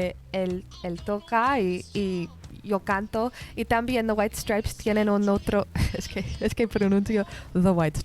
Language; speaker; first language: Spanish; non-native, learner; English